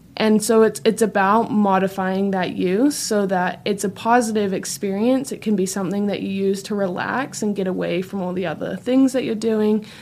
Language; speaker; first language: English; native; English